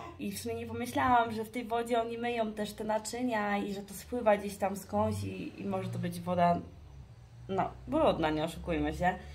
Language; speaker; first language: Polish; early bilingual, heritage; Polish